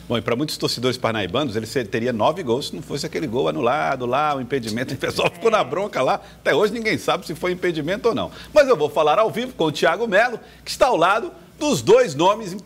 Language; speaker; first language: Portuguese; native; Portuguese